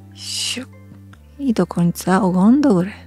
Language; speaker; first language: Polish; non-native, learner; Japanese